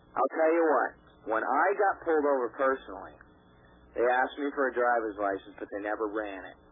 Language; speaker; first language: English; native; English